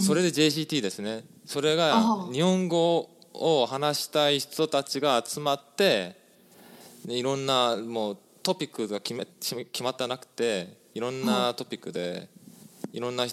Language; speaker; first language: Japanese; non-native, fluent; English